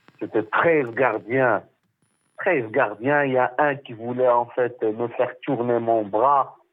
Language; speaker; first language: French; non-native, local second language; Arabic